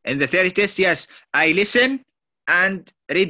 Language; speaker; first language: English; non-native, learner; Arabic